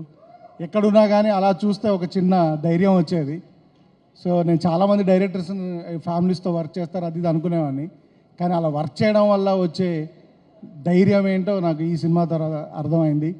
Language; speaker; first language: Telugu; native; Telugu